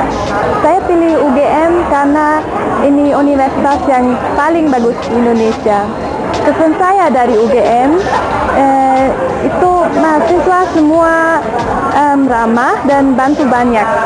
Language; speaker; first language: Indonesian; non-native, learner; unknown